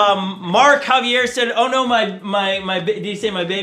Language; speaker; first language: English; native; English